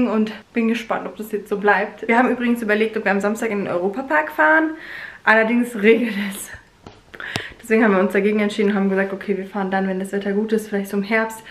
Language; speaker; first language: German; native; German